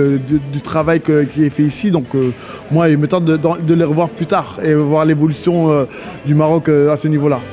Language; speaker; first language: French; native; French